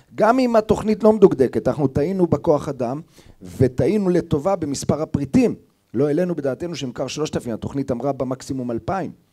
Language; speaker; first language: Hebrew; native; Hebrew